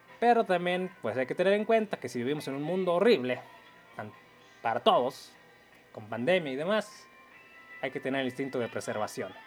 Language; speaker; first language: Spanish; native; Spanish